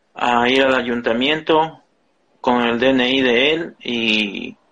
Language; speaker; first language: Spanish; native; Spanish